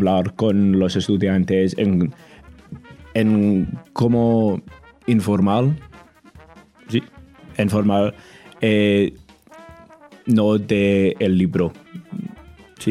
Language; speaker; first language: Spanish; non-native, learner; English